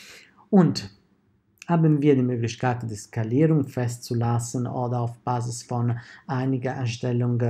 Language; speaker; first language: German; non-native, fluent; Italian